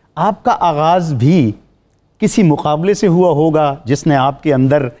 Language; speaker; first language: Urdu; native; Urdu